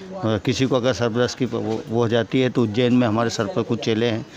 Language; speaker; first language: Hindi; native; Hindi